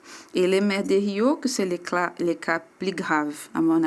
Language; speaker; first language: French; non-native, learner; Portuguese